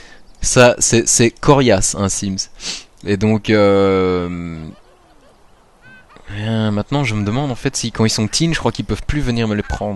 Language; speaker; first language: French; native; French